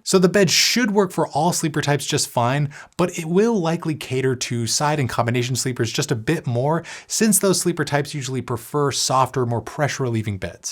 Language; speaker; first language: English; native; English